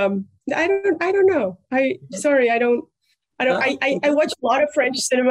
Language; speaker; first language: English; non-native, fluent; Spanish